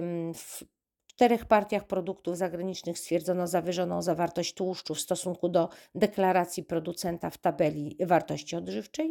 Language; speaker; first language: Polish; native; Polish